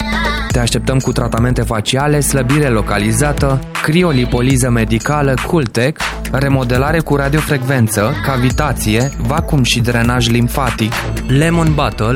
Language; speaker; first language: Romanian; native; Romanian